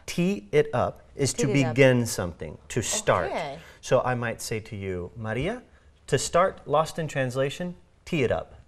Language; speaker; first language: English; native; English